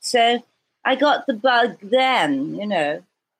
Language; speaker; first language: English; native; English